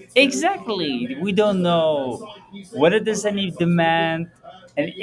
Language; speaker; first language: English; early bilingual, heritage; Dutch